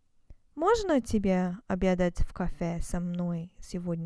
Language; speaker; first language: Russian; non-native, fluent; English